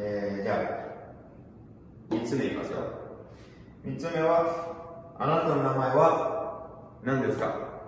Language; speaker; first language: Japanese; non-native, fluent; Portuguese